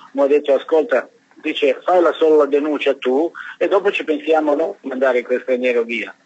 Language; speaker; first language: Italian; non-native, learner; Serbian